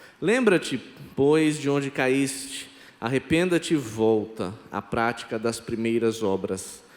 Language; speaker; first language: Portuguese; non-native, local second language; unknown